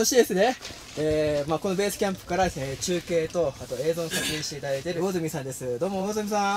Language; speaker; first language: Japanese; native; Japanese